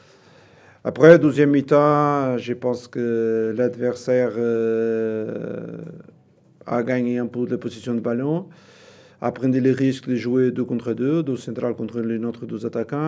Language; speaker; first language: French; non-native, learner; Portuguese